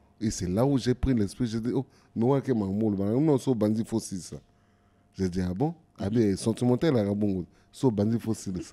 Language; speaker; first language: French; non-native, local second language; Lingala